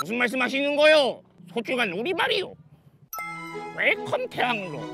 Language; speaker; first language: Korean; native; Korean